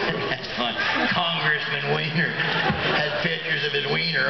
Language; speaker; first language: English; native; English